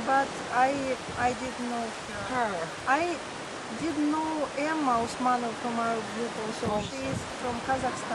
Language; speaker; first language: English; non-native, fluent; Russian